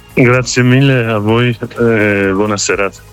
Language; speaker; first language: Italian; non-native, learner; Kurdish